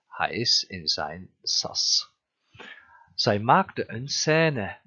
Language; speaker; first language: Dutch; non-native, fluent; Turkish